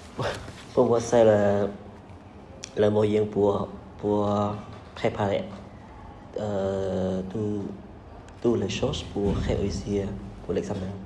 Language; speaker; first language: French; non-native, learner; Khmer